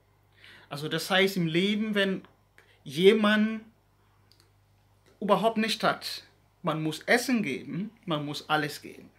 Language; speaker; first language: German; non-native, learner; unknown